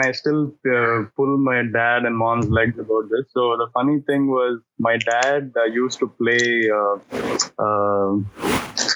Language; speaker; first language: English; non-native, local second language; Tamil